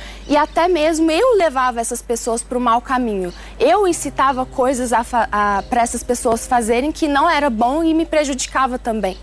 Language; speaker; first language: Portuguese; early bilingual, other home language; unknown